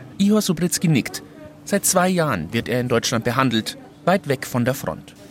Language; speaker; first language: German; native; German